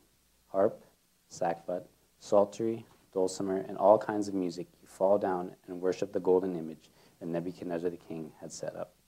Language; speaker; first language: English; native; English